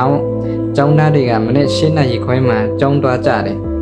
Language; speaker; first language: Thai; non-native, fluent; Burmese